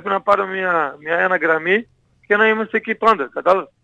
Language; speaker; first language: Greek; non-native, learner; Portuguese